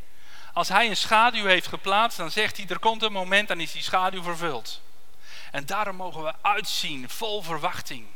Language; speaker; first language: Dutch; native; Dutch